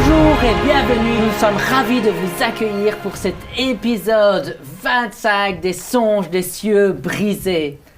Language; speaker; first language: French; native; French